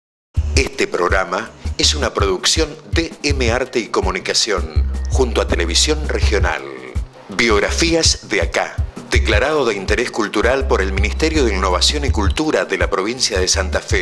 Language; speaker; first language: Spanish; native; Spanish